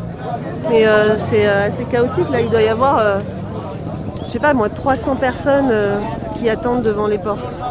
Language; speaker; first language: French; native; French